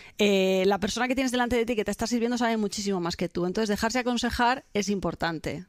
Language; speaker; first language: Spanish; native; Spanish